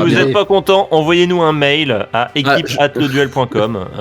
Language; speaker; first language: French; native; French